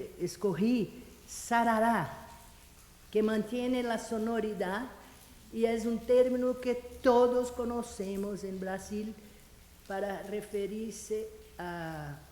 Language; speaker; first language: Spanish; non-native, fluent; Portuguese